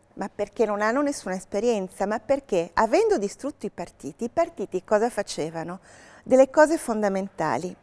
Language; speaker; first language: Italian; native; Italian